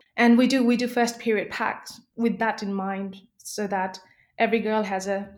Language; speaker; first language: English; non-native, local second language; Nepali